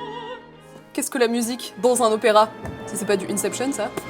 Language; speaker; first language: French; native; French